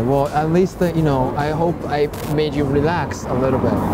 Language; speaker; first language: English; non-native, fluent; Japanese